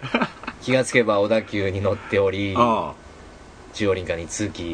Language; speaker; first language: Japanese; native; Japanese